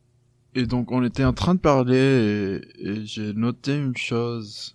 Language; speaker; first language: French; non-native, fluent; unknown